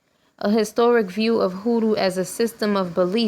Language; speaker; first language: English; native; English